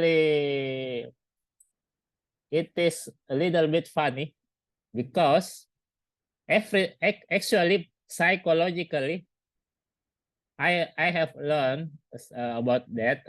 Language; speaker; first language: English; non-native, learner; Indonesian